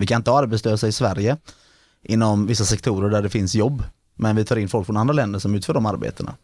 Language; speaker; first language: Swedish; native; Swedish